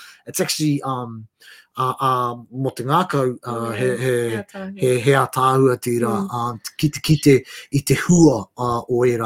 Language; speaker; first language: Māori; non-native, local second language; English